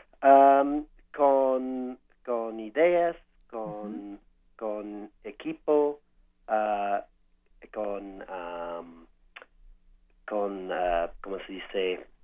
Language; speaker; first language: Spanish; non-native, learner; English